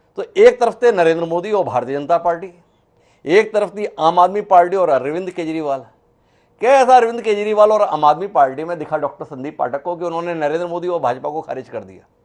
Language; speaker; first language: Hindi; native; Hindi